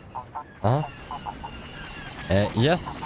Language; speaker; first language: Swedish; native; Swedish